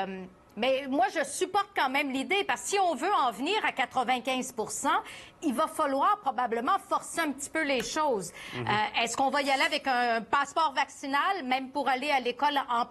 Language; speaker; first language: French; native; French